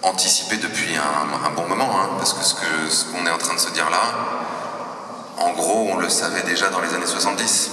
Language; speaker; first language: French; native; French